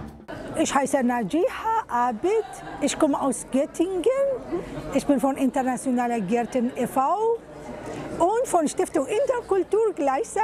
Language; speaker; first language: German; non-native, fluent; Arabic